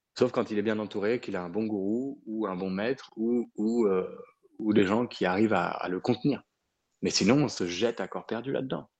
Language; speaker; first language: French; early bilingual, other home language; Arabic